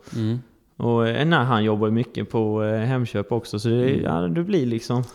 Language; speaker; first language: Swedish; native; Swedish